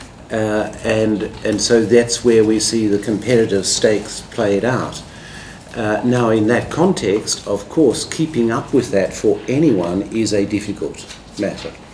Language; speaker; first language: English; native; English